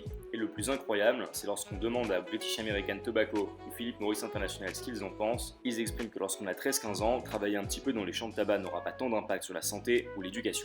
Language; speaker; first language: French; native; French